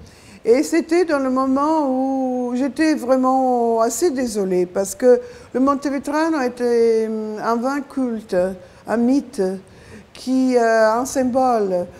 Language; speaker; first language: French; non-native, fluent; Italian